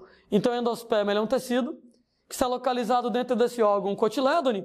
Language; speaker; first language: Portuguese; native; Portuguese